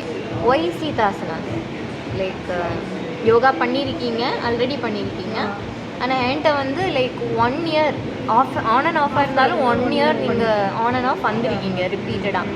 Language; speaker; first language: Tamil; native; Tamil